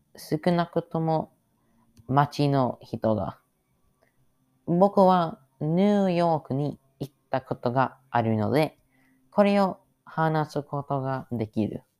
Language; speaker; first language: Japanese; non-native, learner; English